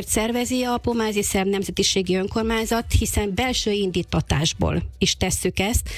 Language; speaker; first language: Hungarian; native; Hungarian